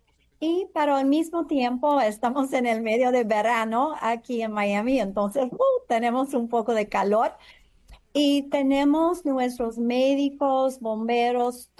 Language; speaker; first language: Spanish; non-native, fluent; English